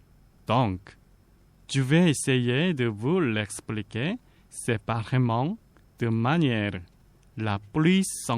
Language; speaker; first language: French; non-native, fluent; Korean